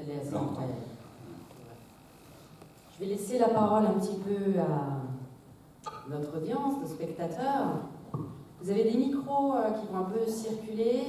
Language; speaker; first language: French; native; French